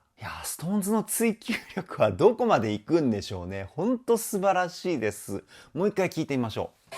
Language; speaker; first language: Japanese; native; Japanese